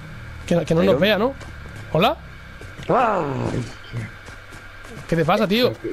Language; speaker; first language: Spanish; native; Spanish